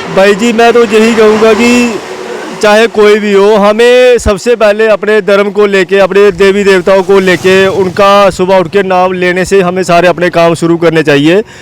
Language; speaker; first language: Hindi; non-native, local second language; Dogri